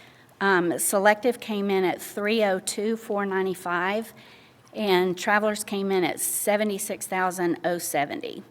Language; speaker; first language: English; native; English